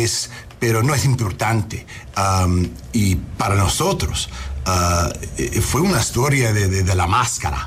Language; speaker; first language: Spanish; non-native, learner; English